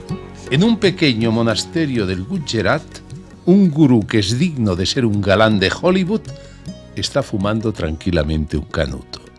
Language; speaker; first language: Spanish; native; Spanish